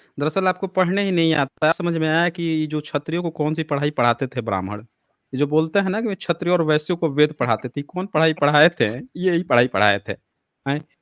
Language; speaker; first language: Hindi; native; Hindi